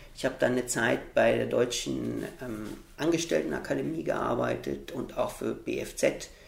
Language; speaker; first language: German; early bilingual, heritage; German